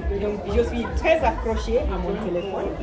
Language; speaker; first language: French; non-native, fluent; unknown